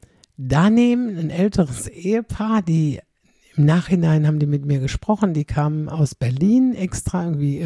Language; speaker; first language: German; native; German